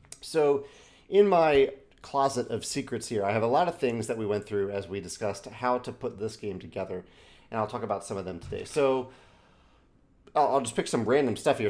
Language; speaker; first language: English; native; English